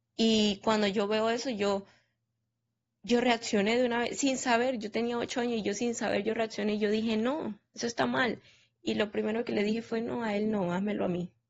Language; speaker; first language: Spanish; native; Spanish